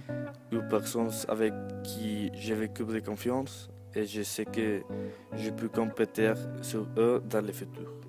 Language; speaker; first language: French; non-native, learner; Spanish